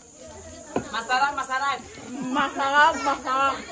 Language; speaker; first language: Filipino; non-native, learner; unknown